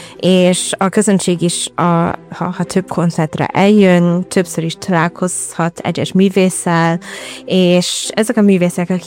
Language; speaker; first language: Hungarian; non-native, fluent; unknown